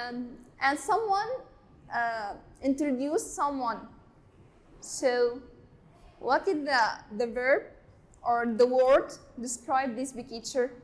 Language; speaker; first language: English; non-native, learner; Arabic